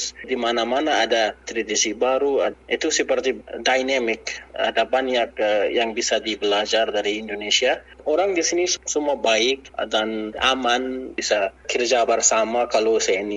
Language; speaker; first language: Indonesian; non-native, learner; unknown